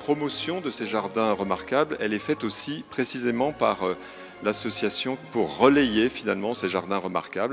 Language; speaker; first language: French; native; French